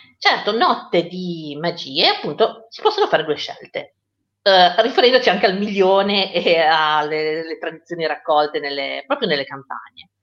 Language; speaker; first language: Italian; native; Italian